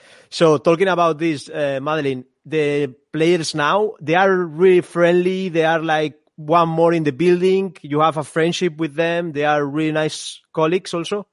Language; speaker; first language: English; non-native, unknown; Spanish